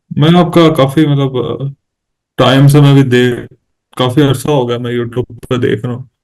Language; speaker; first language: Urdu; non-native, local second language; Punjabi